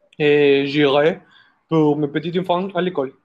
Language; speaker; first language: French; non-native, learner; Spanish